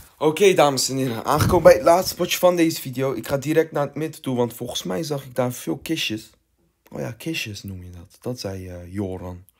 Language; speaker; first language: Dutch; early bilingual, other home language; Turkish